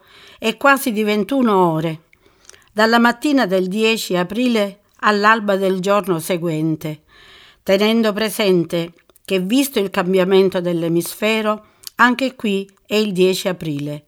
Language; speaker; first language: Italian; native; Italian